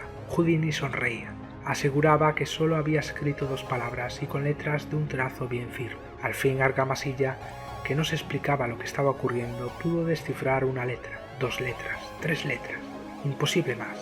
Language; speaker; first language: Spanish; native; Spanish